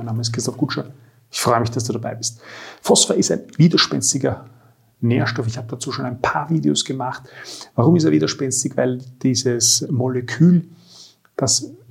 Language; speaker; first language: German; native; German